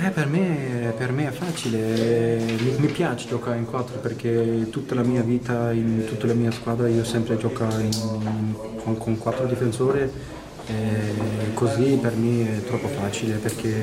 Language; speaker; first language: Italian; non-native, learner; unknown